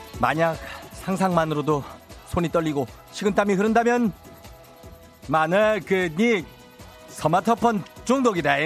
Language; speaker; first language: Korean; native; Korean